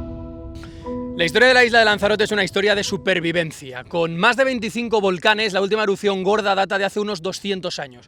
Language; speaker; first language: Spanish; native; Spanish